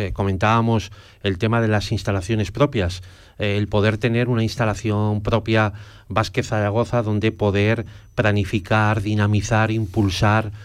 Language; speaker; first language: Spanish; native; Spanish